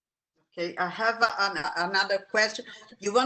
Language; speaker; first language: English; non-native, fluent; Portuguese